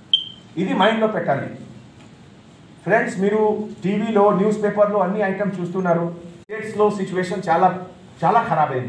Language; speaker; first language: Telugu; non-native, fluent; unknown